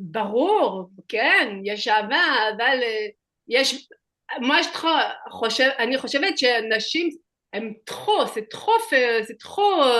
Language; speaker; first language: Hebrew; non-native, fluent; French